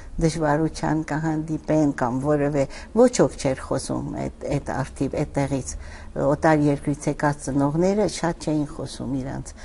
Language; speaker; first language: Armenian; early bilingual, heritage; Armenian